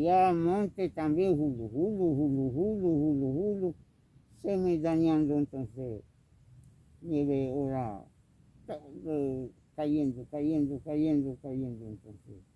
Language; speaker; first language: Spanish; non-native, local second language; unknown